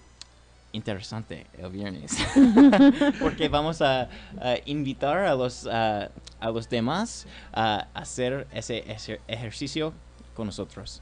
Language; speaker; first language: Spanish; non-native, learner; English